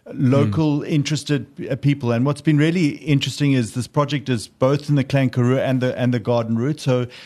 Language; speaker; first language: English; native; English